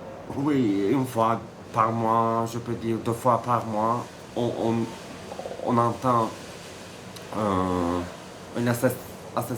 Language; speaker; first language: French; non-native, fluent; Turkish